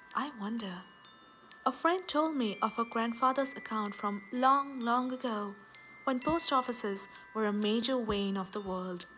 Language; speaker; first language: English; non-native, local second language; Hindi